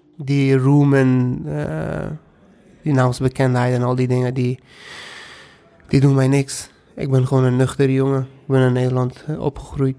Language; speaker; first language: Dutch; non-native, fluent; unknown